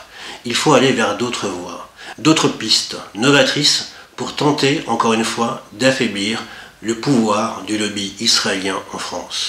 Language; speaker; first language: French; native; French